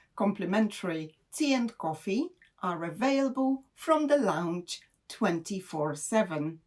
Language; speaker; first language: English; non-native, fluent; Polish